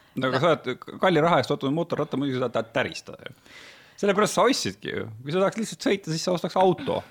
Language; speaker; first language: Estonian; native; Estonian